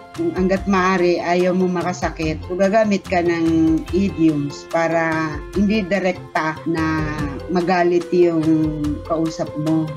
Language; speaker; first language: Filipino; non-native, local second language; Maranao